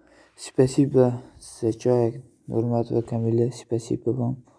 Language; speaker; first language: Russian; non-native, learner; Tajik